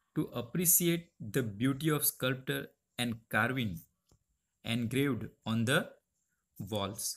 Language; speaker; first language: English; non-native, local second language; Gujarati